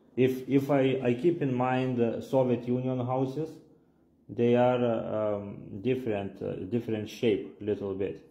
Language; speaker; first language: English; non-native, learner; Lithuanian